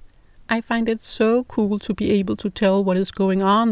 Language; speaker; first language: English; non-native, fluent; Danish